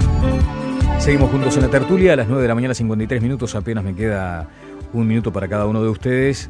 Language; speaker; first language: Spanish; native; Spanish